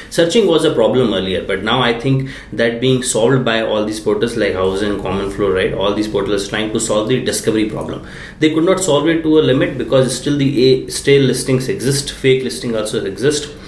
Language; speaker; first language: English; non-native, local second language; Hindi